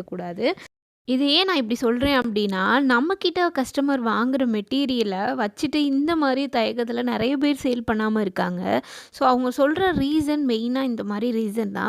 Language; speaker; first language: Tamil; native; Tamil